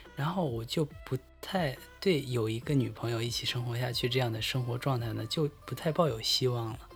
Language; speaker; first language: Chinese; native; Chinese